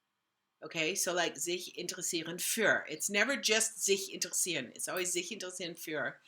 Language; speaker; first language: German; non-native, fluent; English